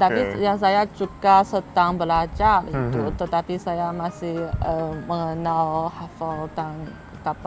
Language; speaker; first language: Indonesian; non-native, learner; Chinese